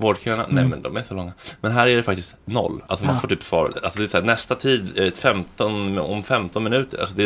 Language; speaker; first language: Swedish; native; Swedish